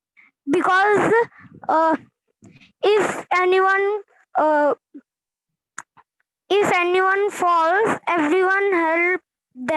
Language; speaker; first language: English; non-native, learner; Hindi